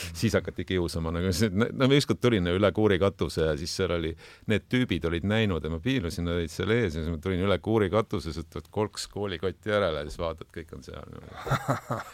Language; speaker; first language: Estonian; native; Estonian